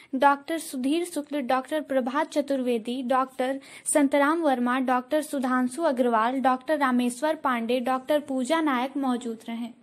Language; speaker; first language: Hindi; native; Hindi